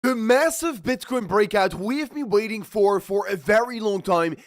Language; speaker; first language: English; non-native, fluent; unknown